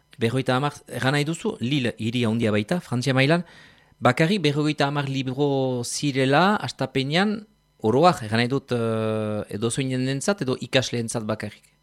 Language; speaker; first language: Basque; native; Basque